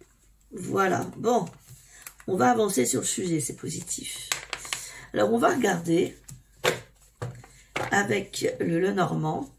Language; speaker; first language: French; native; French